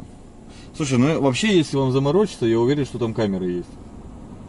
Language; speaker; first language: Russian; native; Russian